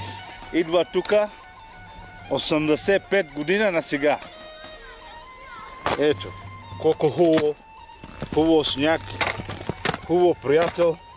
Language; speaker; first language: Bulgarian; non-native, learner; Swahili